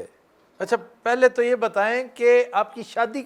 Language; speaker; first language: Urdu; native; Urdu